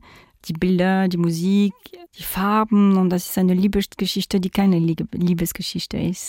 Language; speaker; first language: German; non-native, fluent; French